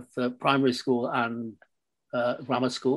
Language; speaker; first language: English; native; English